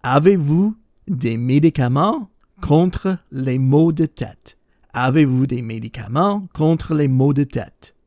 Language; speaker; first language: French; non-native, fluent; English